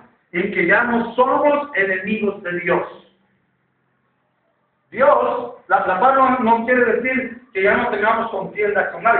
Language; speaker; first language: Spanish; native; Spanish